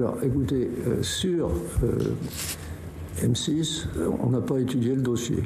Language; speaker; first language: French; native; French